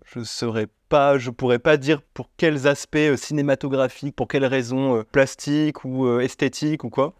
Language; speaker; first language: French; native; French